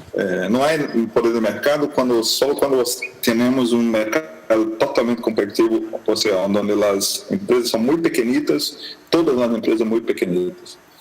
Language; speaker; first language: Spanish; non-native, fluent; Portuguese